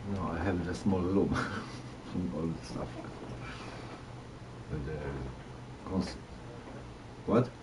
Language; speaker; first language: English; non-native, learner; Polish